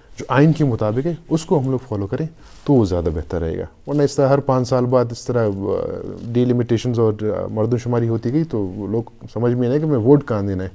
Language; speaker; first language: Urdu; non-native, local second language; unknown